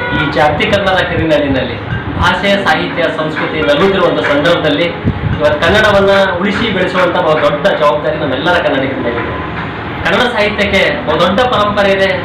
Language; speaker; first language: Kannada; native; Kannada